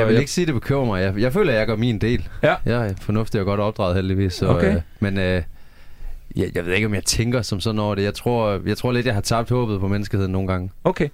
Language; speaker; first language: Danish; native; Danish